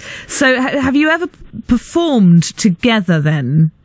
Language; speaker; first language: English; native; English